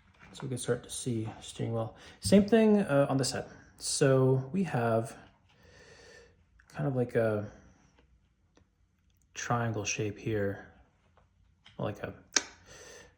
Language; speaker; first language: English; native; English